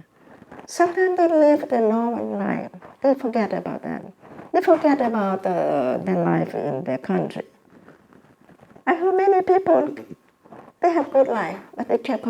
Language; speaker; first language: English; non-native, learner; Vietnamese